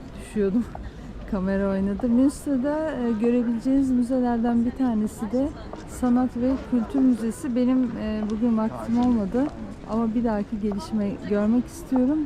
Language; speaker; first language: Turkish; native; Turkish